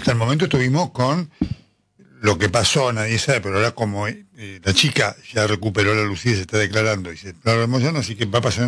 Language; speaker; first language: Spanish; native; Spanish